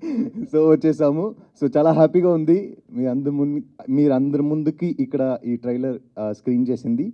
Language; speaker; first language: Telugu; non-native, learner; Tamil